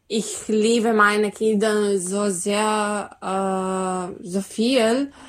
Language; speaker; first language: German; non-native, learner; Serbian